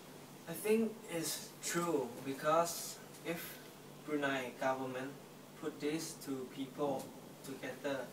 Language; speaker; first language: English; non-native, learner; Thai